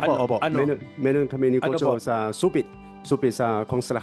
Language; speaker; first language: Filipino; non-native, learner; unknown